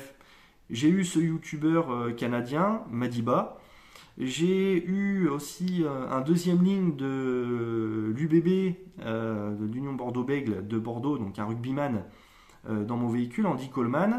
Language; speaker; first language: French; native; French